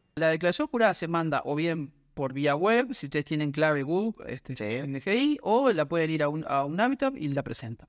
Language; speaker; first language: Spanish; native; Spanish